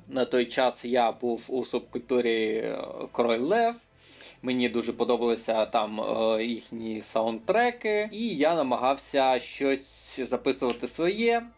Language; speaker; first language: Ukrainian; native; Ukrainian